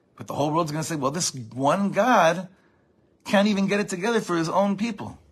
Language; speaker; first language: English; native; English